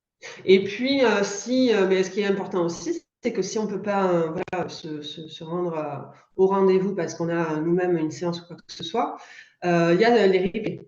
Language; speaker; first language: French; native; French